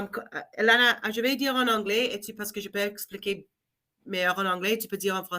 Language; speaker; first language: French; non-native, learner; English